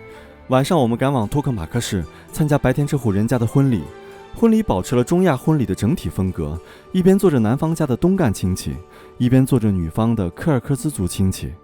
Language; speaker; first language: Chinese; native; Chinese